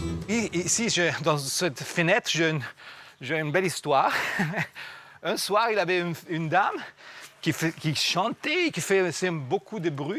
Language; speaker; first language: French; non-native, fluent; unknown